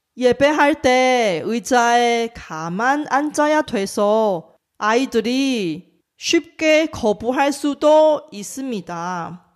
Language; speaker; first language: Korean; non-native, fluent; Chinese